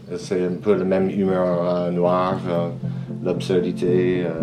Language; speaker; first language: French; non-native, fluent; English